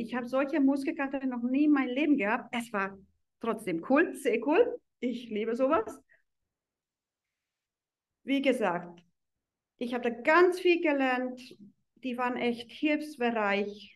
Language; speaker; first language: German; non-native, fluent; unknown